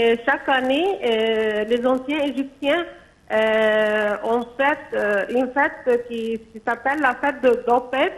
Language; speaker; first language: French; non-native, local second language; Arabic